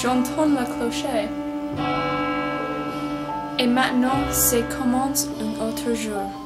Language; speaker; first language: French; non-native, learner; English